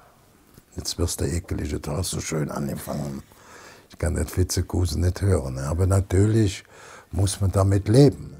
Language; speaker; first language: German; native; German